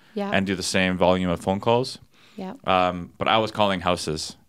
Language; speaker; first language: English; native; English